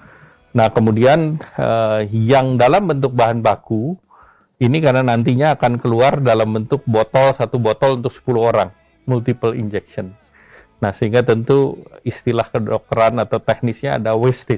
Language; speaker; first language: Indonesian; native; Indonesian